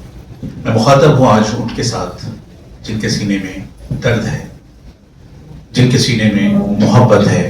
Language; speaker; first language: Hindi; native; Hindi